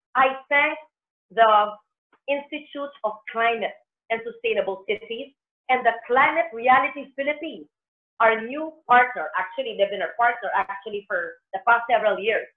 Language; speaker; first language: English; non-native, local second language; Filipino